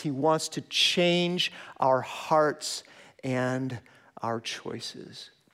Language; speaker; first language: English; native; English